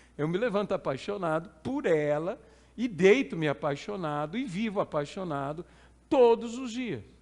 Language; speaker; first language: Portuguese; native; Portuguese